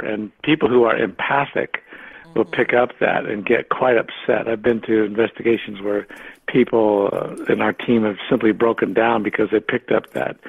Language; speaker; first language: English; native; English